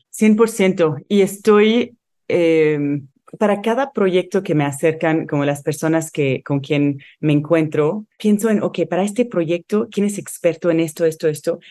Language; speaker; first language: Spanish; non-native, fluent; Arabic